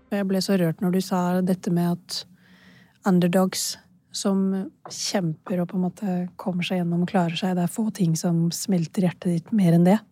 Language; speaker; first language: Norwegian; early bilingual, other home language; Urdu